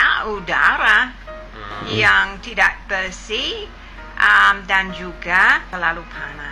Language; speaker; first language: Indonesian; non-native, fluent; English